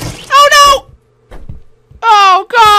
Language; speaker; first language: English; native; English